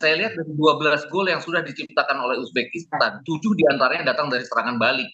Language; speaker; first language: Indonesian; native; Indonesian